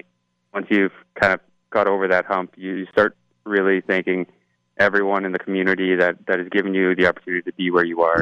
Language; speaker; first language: English; native; English